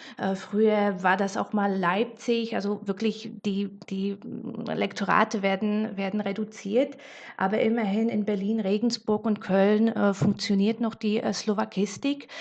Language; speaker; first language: German; non-native, fluent; Slovak